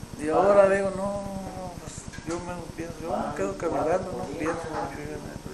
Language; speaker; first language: Spanish; native; Spanish